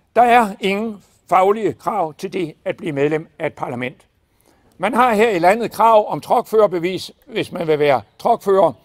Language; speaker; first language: Danish; native; Danish